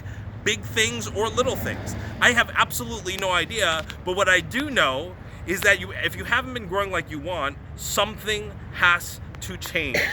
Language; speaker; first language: English; native; English